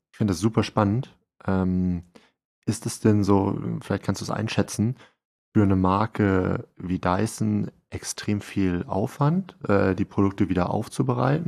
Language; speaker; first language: German; native; German